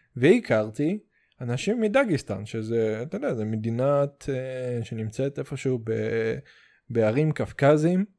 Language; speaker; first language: Hebrew; early bilingual, other home language; Russian